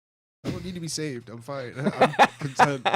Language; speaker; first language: English; native; English